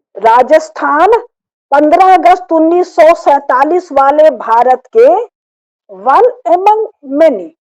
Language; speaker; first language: Hindi; native; Hindi